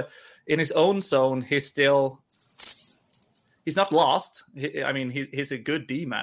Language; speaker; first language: English; non-native, fluent; Swedish